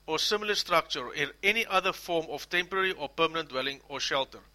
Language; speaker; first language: English; non-native, local second language; Afrikaans